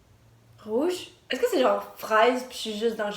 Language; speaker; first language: French; native; French